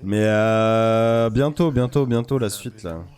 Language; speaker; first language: French; native; French